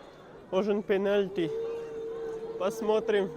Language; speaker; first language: Russian; non-native, learner; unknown